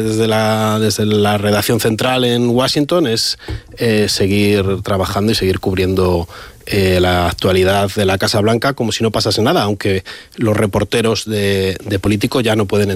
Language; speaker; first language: Spanish; native; Spanish